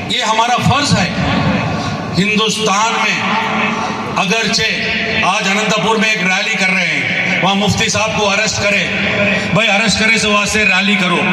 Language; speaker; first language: Urdu; native; Urdu